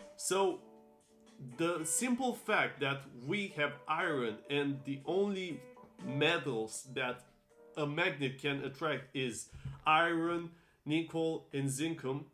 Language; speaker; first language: English; non-native, fluent; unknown